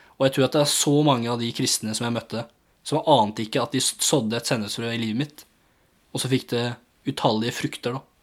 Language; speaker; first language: Norwegian; early bilingual, other home language; English